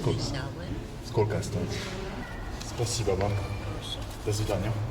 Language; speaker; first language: Russian; non-native, learner; French